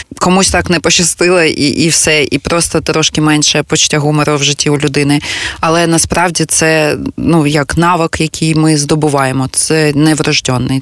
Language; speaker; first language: Ukrainian; non-native, local second language; Russian